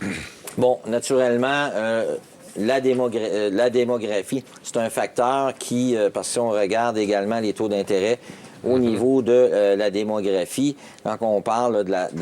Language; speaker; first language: French; native; French